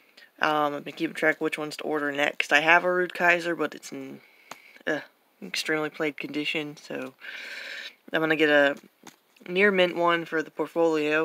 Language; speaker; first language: English; native; English